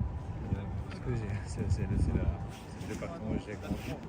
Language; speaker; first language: French; non-native, learner; Japanese